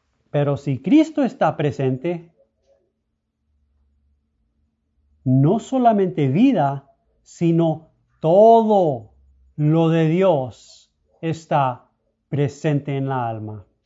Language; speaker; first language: Spanish; non-native, fluent; English